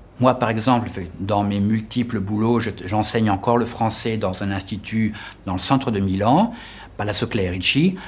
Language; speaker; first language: French; native; French